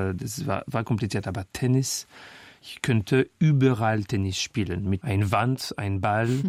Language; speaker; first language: German; non-native, learner; French